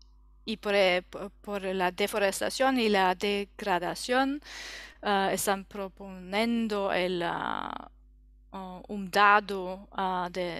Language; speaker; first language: Spanish; non-native, learner; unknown